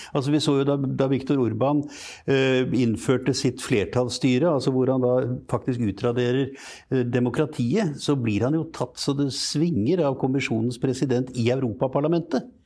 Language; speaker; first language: Norwegian; native; Norwegian